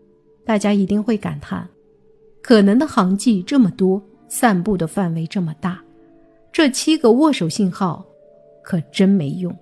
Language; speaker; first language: Chinese; native; Chinese